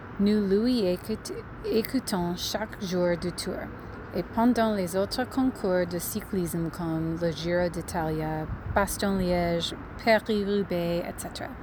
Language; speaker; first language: French; non-native, learner; English